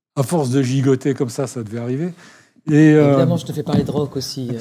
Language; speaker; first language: French; native; French